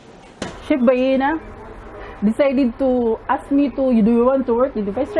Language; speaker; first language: English; non-native, local second language; Cebuano